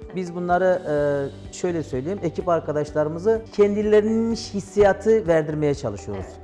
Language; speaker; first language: Turkish; native; Turkish